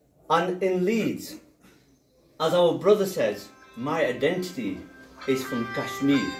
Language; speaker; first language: English; early bilingual, other home language; Punjabi